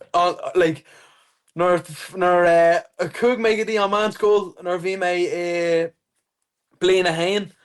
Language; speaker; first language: Irish; non-native, local second language; English